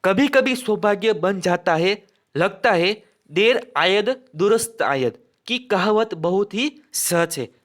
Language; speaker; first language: Hindi; non-native, local second language; Gujarati